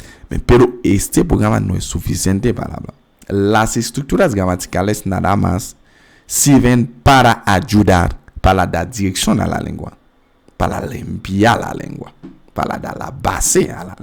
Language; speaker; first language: Spanish; non-native, fluent; French